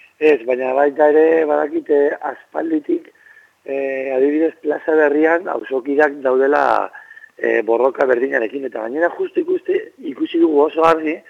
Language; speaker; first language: Basque; non-native, local second language; Spanish